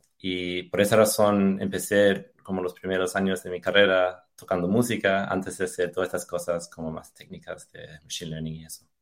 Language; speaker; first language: Spanish; early bilingual, heritage; English